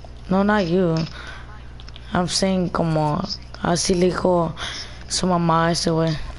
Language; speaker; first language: Spanish; early bilingual, heritage; Spanish